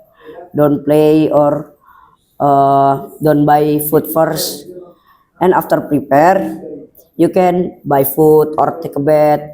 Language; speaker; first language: English; non-native, learner; Indonesian